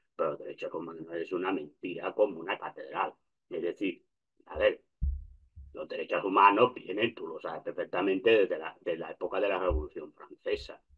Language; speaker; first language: Spanish; native; Spanish